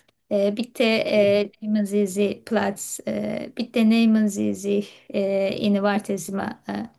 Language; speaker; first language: German; non-native, fluent; Turkish